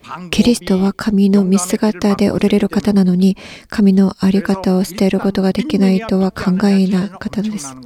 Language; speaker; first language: Japanese; non-native, learner; Korean